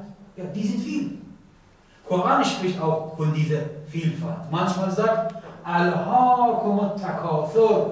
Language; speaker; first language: German; non-native, learner; Persian